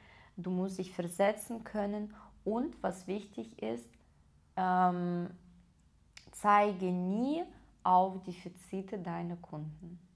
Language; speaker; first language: German; non-native, fluent; Russian